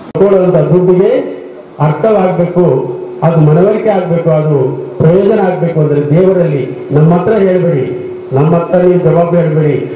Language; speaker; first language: Kannada; non-native, local second language; Urdu